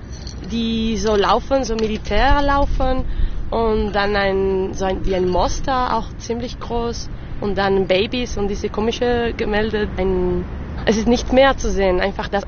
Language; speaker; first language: German; non-native, learner; French